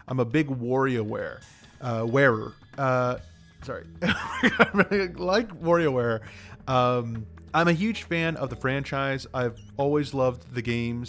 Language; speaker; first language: English; native; English